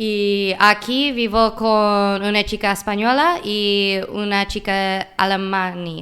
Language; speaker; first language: Spanish; non-native, learner; English